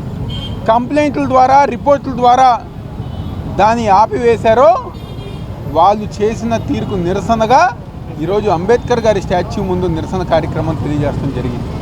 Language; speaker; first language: Telugu; native; Telugu